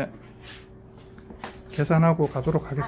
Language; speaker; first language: Korean; native; Korean